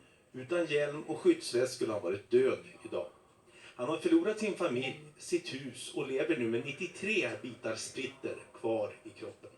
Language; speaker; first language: Swedish; native; Swedish